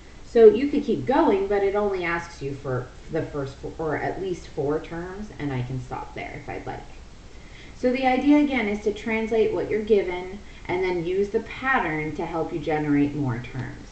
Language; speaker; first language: English; native; English